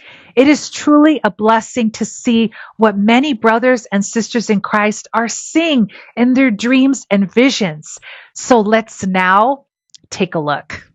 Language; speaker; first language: English; native; English